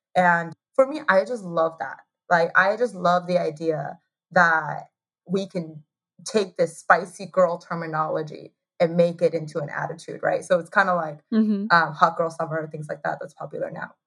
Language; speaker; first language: English; early bilingual, heritage; Chinese